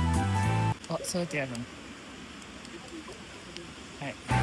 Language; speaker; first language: Japanese; native; Japanese